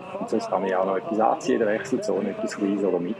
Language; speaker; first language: German; native; German